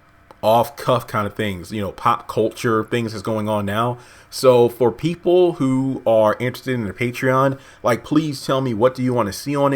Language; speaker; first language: English; native; English